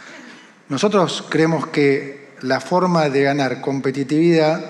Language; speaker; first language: Spanish; native; Spanish